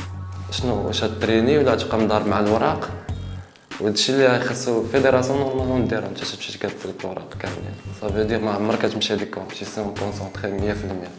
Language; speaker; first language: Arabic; native; Arabic